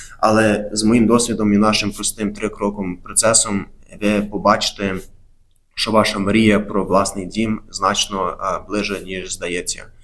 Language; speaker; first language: Ukrainian; early bilingual, heritage; Ukrainian